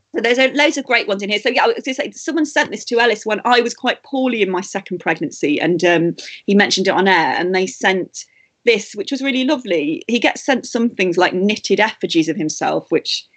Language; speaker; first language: English; native; English